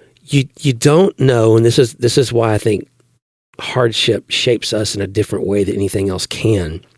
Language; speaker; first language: English; native; English